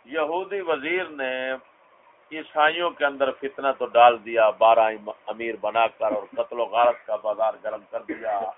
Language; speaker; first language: Urdu; non-native, local second language; Punjabi